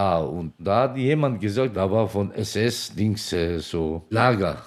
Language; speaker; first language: German; non-native, local second language; Turkish